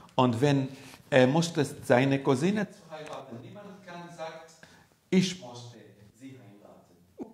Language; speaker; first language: German; non-native, learner; Arabic